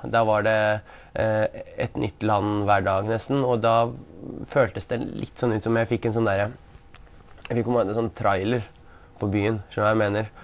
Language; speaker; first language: Norwegian; early bilingual, other home language; Russian